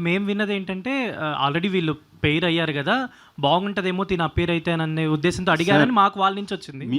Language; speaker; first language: Telugu; native; Telugu